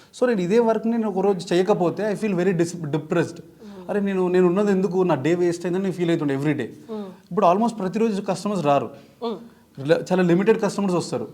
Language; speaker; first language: Telugu; native; Telugu